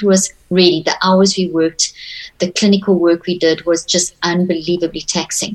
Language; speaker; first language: English; native; English